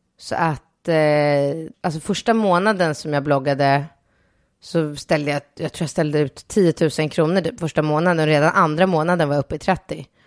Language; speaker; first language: Swedish; early bilingual, other home language; Polish